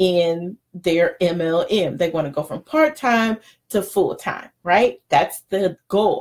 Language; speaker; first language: English; native; English